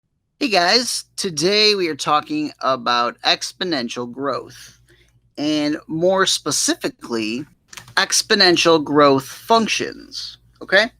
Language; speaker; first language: English; native; English